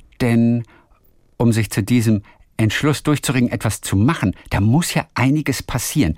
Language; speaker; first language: German; native; German